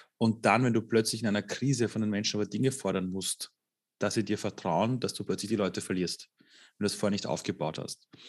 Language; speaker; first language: German; early bilingual, other home language; Persian